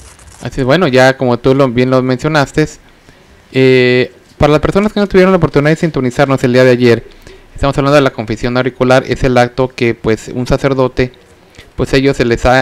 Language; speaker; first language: Spanish; native; Spanish